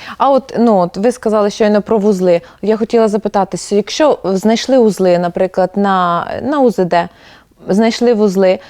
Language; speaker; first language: Ukrainian; native; Ukrainian